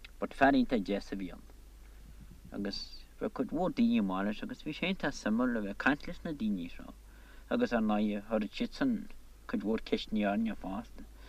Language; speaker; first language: Irish; native; Irish